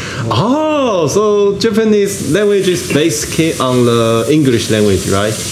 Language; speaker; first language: English; non-native, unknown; Chinese